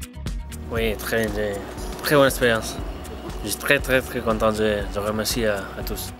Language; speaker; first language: French; non-native, learner; Spanish